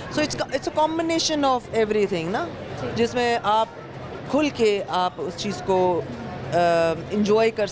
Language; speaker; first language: Hindi; native; Hindi